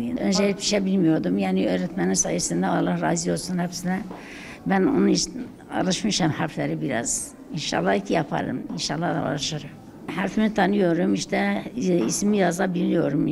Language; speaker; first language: Turkish; non-native, local second language; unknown